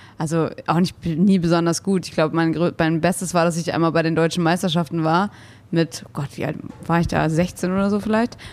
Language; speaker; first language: German; early bilingual, other home language; English